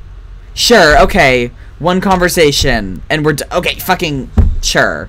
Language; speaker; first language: English; native; English